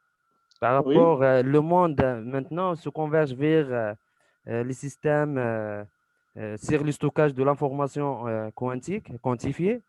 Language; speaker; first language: French; non-native, local second language; Arabic